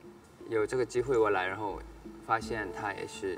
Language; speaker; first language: Chinese; non-native, learner; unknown